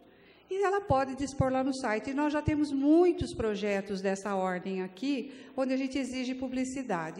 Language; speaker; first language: Portuguese; native; Portuguese